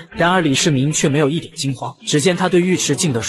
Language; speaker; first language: Chinese; native; Chinese